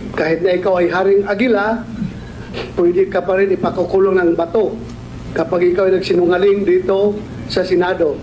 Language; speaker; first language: Filipino; non-native, local second language; Cebuano